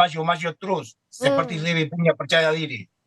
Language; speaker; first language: Indonesian; non-native, fluent; Spanish